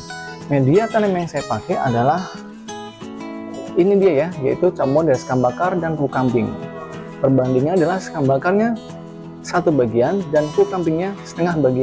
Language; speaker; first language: Indonesian; native; Indonesian